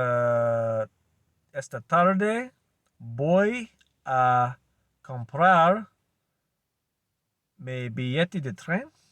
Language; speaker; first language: Spanish; non-native, learner; English